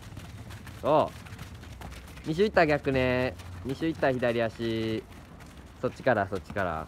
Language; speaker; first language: Japanese; native; Japanese